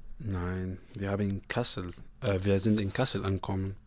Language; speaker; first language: German; non-native, learner; Arabic